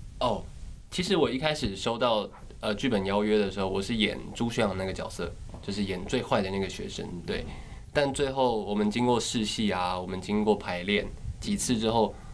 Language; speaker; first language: Chinese; native; Chinese